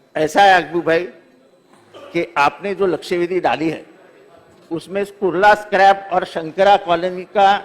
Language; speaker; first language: Hindi; non-native, local second language; Marathi